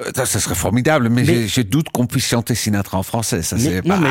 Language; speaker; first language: French; non-native, fluent; Dutch